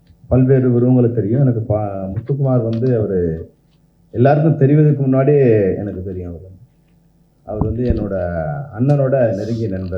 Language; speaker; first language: Tamil; native; Tamil